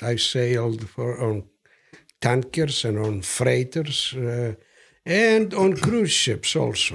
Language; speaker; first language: English; non-native, fluent; Greek